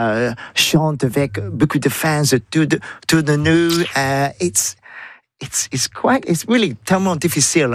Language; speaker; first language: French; non-native, learner; English